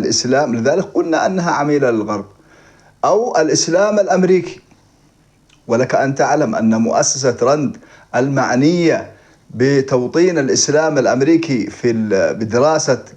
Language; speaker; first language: Arabic; native; Arabic